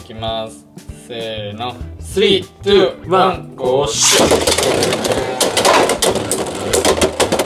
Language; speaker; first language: Japanese; native; Japanese